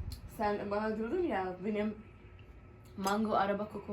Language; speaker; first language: Turkish; non-native, learner; Arabic